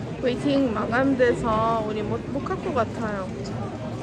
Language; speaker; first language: Korean; non-native, fluent; Italian